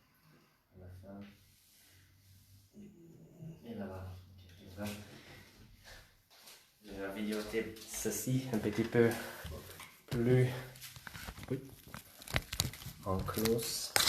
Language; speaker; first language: French; non-native, learner; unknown